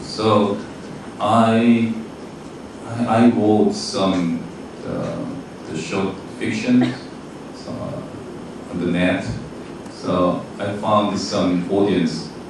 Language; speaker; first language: English; non-native, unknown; Korean